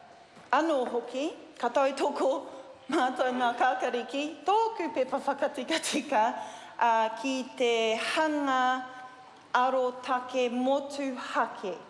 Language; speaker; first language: Māori; non-native, learner; English